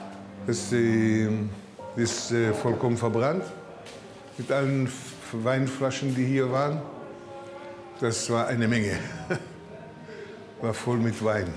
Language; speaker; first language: German; early bilingual, heritage; German